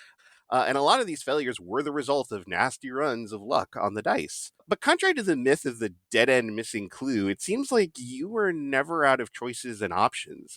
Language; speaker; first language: English; native; English